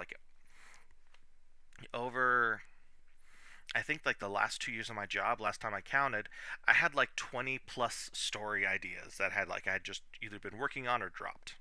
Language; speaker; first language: English; native; English